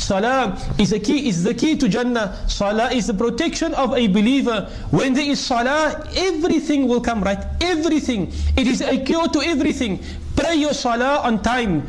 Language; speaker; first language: English; native; English